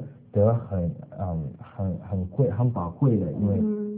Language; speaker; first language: Chinese; early bilingual, other home language; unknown